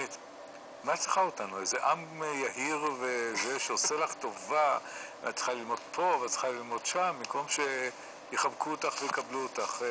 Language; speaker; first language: Hebrew; native; Hebrew